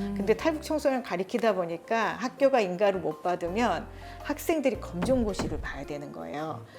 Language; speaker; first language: Korean; native; Korean